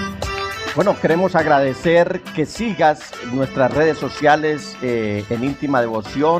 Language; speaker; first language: Spanish; native; Spanish